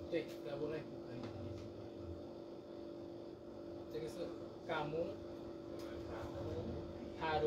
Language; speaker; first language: Chinese; non-native, learner; Indonesian